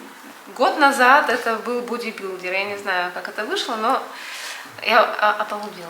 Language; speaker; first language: Russian; native; Russian